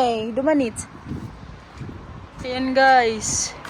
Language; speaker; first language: Dutch; non-native, learner; Waray